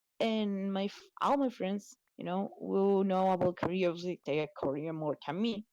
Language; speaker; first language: English; non-native, learner; Spanish